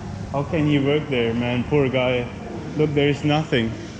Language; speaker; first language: English; non-native, fluent; German